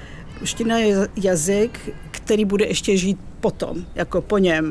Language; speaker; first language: Czech; early bilingual, other home language; Russian